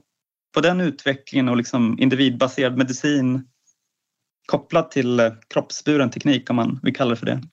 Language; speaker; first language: Swedish; native; Swedish